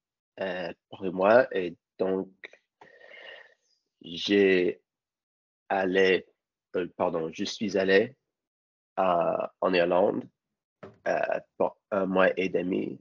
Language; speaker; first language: French; non-native, learner; English